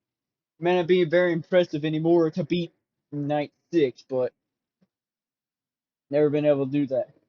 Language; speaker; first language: English; native; English